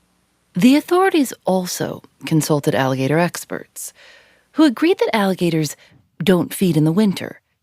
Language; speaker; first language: English; native; English